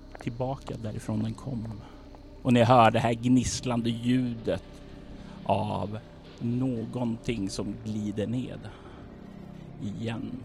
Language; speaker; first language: Swedish; native; Swedish